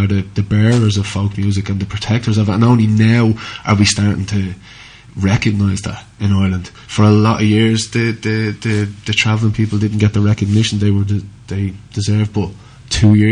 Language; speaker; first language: English; native; English